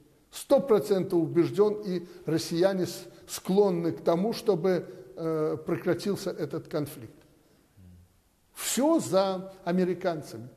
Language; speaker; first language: Russian; native; Russian